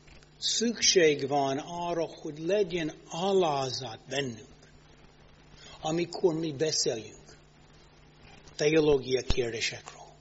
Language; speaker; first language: Hungarian; non-native, fluent; English